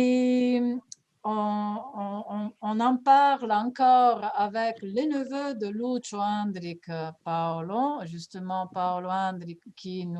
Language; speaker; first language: French; non-native, fluent; Italian